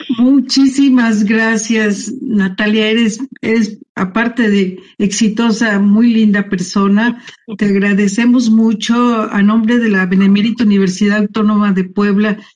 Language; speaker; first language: Spanish; native; Spanish